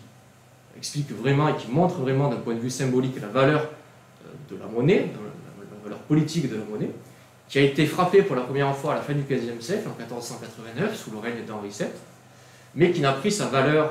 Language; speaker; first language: French; native; French